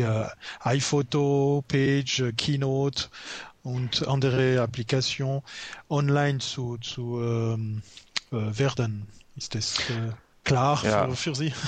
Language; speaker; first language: German; non-native, learner; French